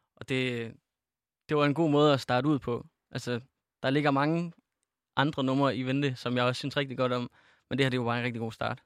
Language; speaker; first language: Danish; native; Danish